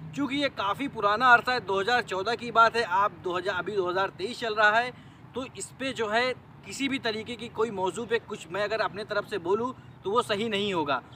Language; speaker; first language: Hindi; native; Hindi